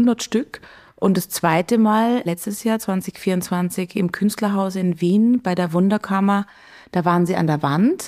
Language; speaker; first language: German; native; German